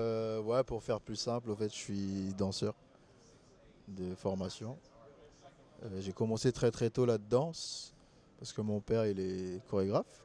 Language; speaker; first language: French; non-native, local second language; Malagasy